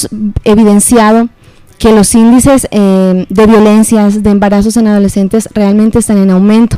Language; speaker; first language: Spanish; native; Spanish